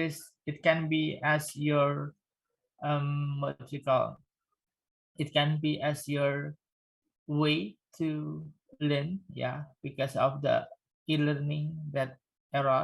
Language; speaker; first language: English; non-native, fluent; Indonesian